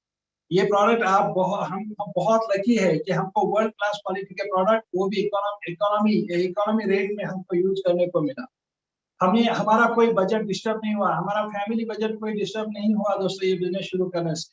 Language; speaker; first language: Hindi; native; Hindi